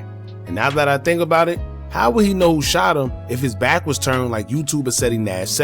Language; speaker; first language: English; native; English